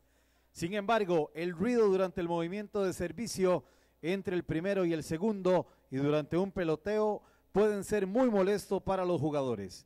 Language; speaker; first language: Spanish; native; Spanish